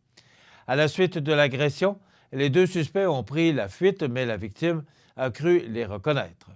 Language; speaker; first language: French; native; French